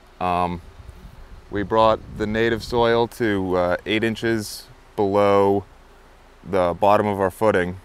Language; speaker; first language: English; native; English